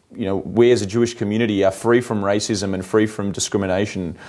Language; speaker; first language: English; native; English